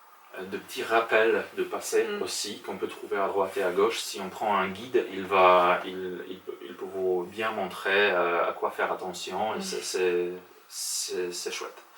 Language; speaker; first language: French; non-native, fluent; Polish